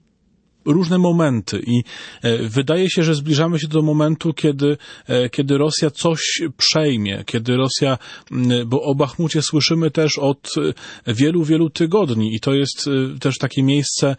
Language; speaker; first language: Polish; native; Polish